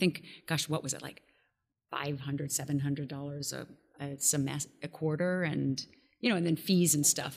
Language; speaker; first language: English; native; English